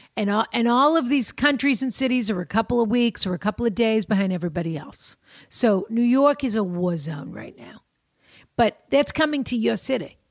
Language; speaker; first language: English; native; English